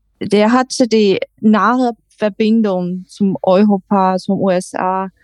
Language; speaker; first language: German; non-native, learner; Chinese